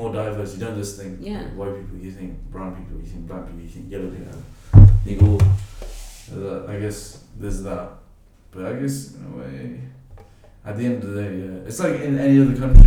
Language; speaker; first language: English; native; English